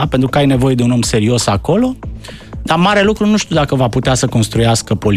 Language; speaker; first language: Romanian; native; Romanian